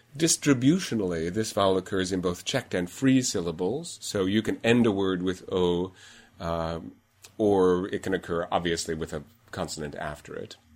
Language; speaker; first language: English; native; English